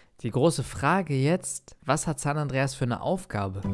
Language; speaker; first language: German; native; German